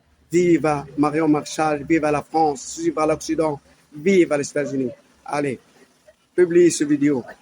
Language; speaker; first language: French; non-native, learner; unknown